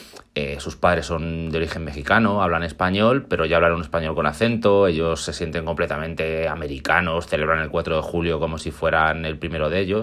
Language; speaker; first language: Spanish; native; Spanish